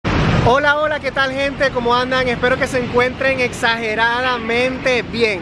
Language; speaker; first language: Spanish; native; Spanish